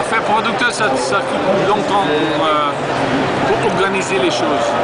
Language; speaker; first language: French; non-native, learner; English